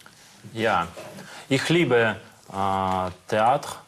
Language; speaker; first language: German; non-native, learner; Russian